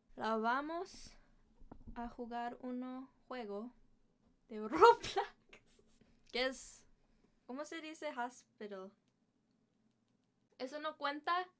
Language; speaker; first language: Spanish; early bilingual, heritage; Spanish